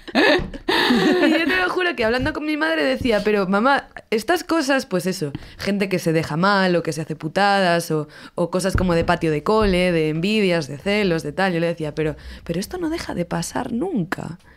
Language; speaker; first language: Spanish; native; Spanish